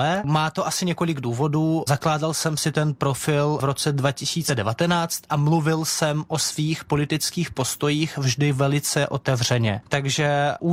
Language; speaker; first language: Czech; non-native, fluent; Russian